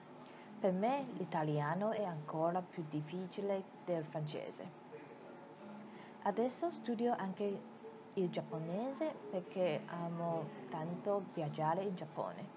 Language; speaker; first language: Italian; non-native, learner; Chinese